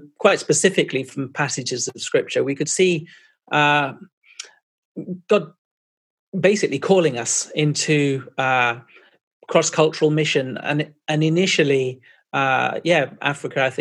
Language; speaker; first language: English; native; English